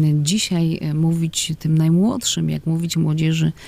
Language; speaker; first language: Polish; native; Polish